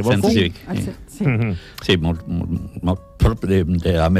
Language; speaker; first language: Catalan; non-native, learner; Spanish